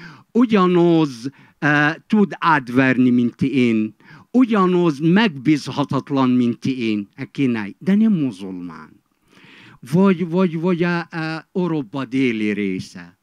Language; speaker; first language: Hungarian; non-native, fluent; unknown